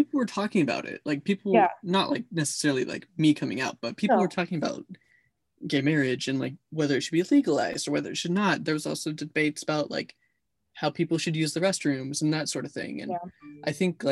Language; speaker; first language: English; native; English